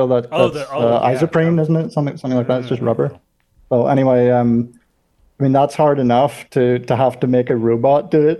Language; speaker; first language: English; native; English